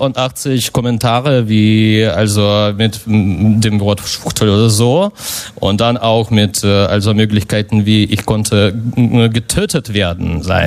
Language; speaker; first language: German; non-native, fluent; Russian